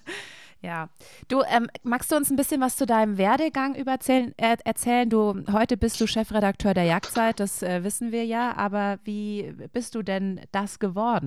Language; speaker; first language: German; native; German